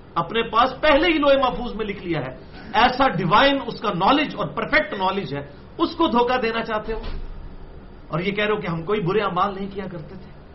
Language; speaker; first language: Urdu; non-native, local second language; Punjabi